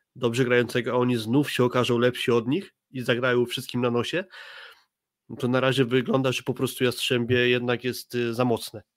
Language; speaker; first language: Polish; native; Polish